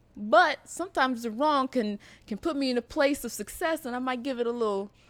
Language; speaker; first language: English; native; English